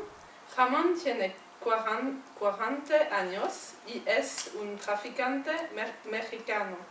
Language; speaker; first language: Spanish; non-native, learner; French